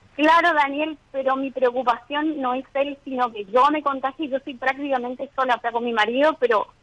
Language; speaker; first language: Spanish; native; Spanish